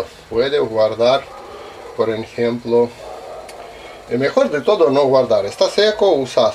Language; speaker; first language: Spanish; non-native, learner; Russian